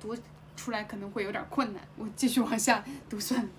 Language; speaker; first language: Chinese; native; Chinese